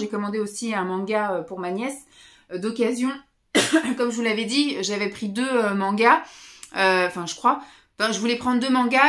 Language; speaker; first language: French; native; French